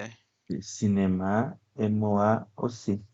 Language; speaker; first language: French; non-native, learner; Portuguese